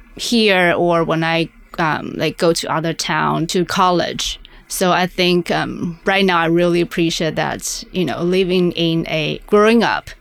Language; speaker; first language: English; non-native, fluent; Chinese